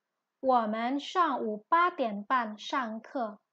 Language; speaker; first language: Chinese; non-native, fluent; Indonesian